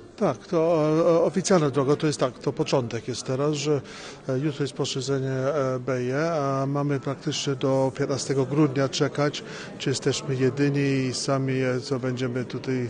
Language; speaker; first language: Polish; early bilingual, heritage; English